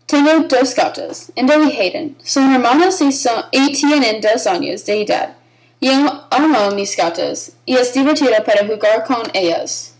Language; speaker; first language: Spanish; non-native, learner; English